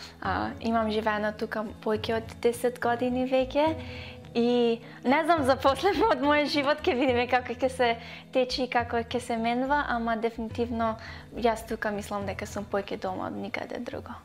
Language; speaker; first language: Macedonian; early bilingual, other home language; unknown